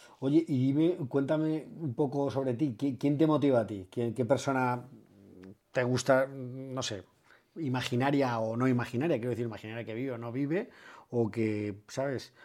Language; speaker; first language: Spanish; native; Spanish